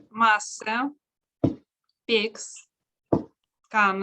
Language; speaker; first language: Romanian; non-native, learner; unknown